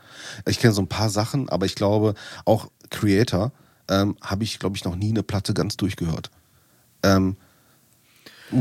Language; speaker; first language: German; native; German